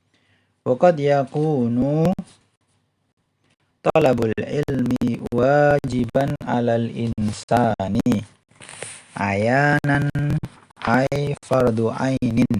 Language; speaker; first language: Arabic; non-native, fluent; Indonesian